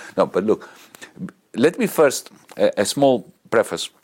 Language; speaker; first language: English; non-native, fluent; Greek